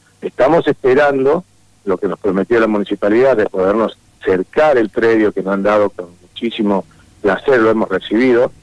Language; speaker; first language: Spanish; native; Spanish